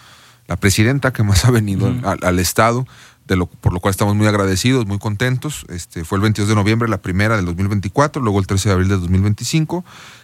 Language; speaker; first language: Spanish; native; Spanish